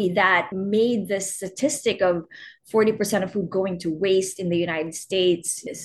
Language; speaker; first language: English; non-native, local second language; Filipino